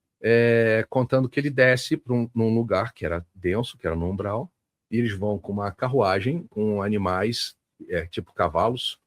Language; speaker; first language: Portuguese; native; Portuguese